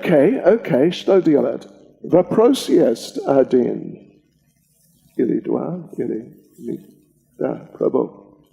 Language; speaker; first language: Russian; non-native, learner; English